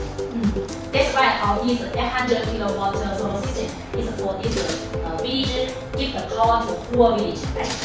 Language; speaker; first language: English; non-native, learner; Chinese